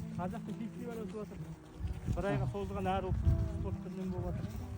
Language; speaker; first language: Kazakh; native; Kazakh